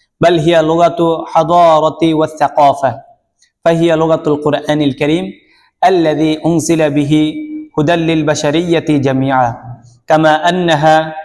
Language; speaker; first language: Arabic; non-native, learner; Bangla